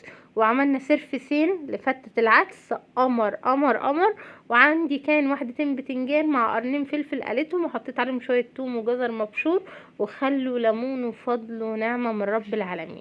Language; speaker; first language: Arabic; native; Arabic